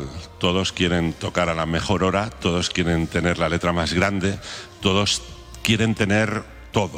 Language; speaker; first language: Spanish; native; Spanish